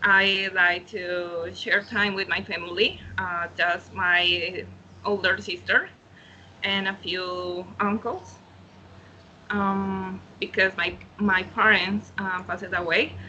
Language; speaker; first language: English; non-native, learner; Spanish